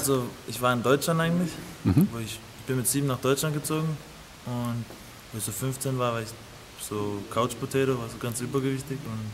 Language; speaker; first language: German; early bilingual, other home language; English